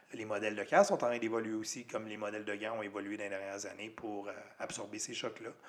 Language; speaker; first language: French; native; French